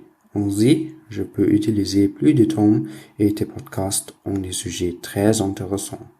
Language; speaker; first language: French; non-native, learner; German